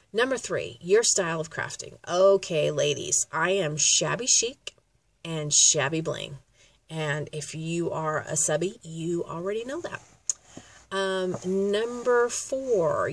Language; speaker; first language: English; native; English